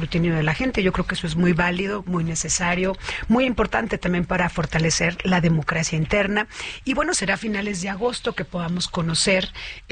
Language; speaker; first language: Spanish; native; Spanish